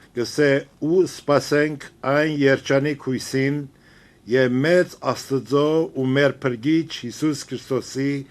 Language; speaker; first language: Armenian; early bilingual, heritage; Armenian